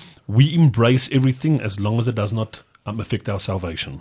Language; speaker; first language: English; non-native, local second language; Afrikaans